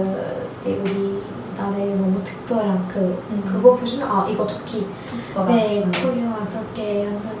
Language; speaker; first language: Korean; non-native, learner; Turkish